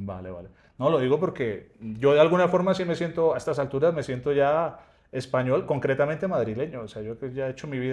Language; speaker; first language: Spanish; native; Spanish